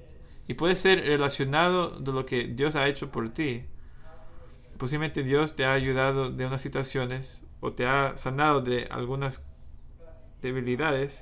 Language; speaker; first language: Spanish; non-native, fluent; English